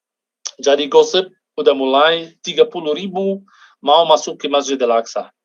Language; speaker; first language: Indonesian; non-native, fluent; Arabic